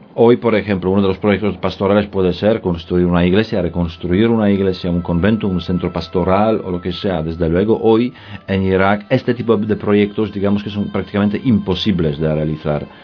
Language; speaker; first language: Spanish; non-native, fluent; Polish